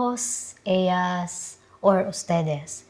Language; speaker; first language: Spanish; non-native, learner; Filipino